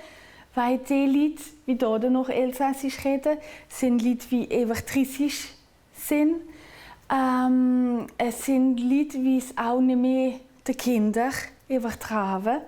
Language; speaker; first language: German; non-native, local second language; Swiss German